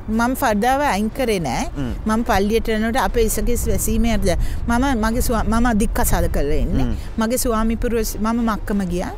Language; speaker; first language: Sinhala; non-native, local second language; Tamil